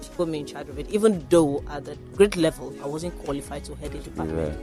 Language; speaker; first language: English; non-native, local second language; Yoruba